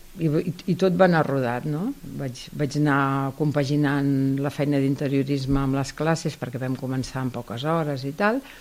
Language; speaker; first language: Catalan; native; Catalan